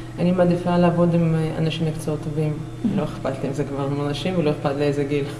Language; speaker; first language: Hebrew; non-native, fluent; Russian